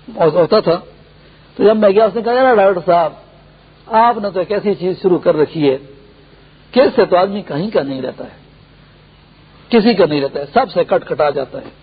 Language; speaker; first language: Urdu; non-native, local second language; Pashto